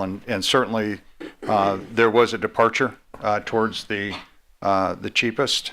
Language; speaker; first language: English; native; English